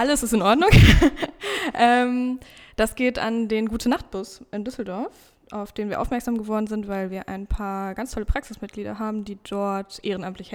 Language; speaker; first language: German; native; German